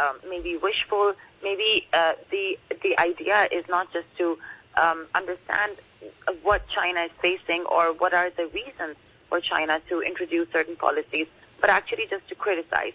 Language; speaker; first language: English; non-native, local second language; Urdu